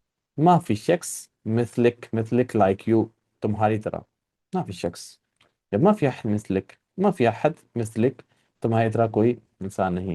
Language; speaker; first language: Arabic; non-native, fluent; Urdu